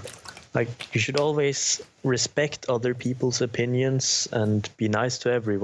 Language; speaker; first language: English; non-native, fluent; Norwegian